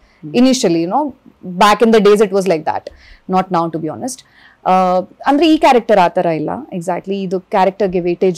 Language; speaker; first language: Kannada; early bilingual, other home language; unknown